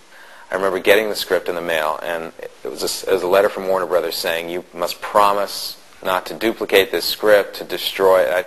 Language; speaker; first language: English; native; English